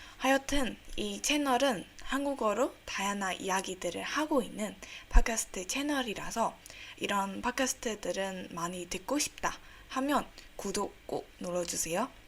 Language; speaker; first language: Korean; non-native, fluent; Burmese